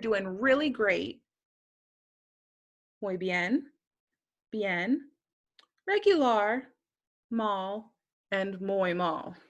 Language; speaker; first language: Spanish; non-native, learner; English